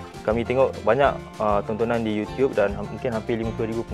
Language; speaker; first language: Malay; native; Malay